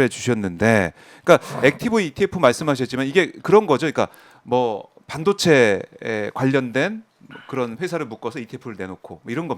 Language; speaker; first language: Korean; native; Korean